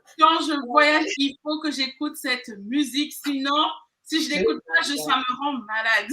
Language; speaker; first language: French; native; French